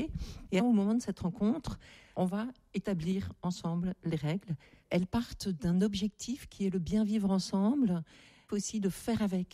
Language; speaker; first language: French; native; French